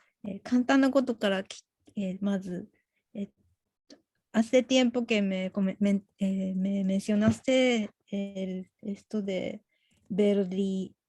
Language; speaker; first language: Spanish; non-native, fluent; Japanese